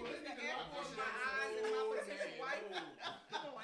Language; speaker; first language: English; native; English